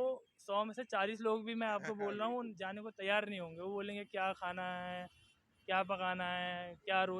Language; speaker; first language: Hindi; native; Hindi